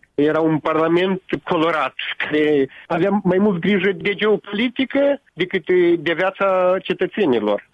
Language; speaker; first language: Romanian; native; Romanian